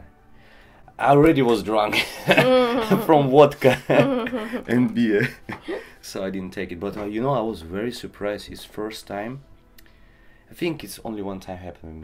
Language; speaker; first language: English; non-native, learner; Russian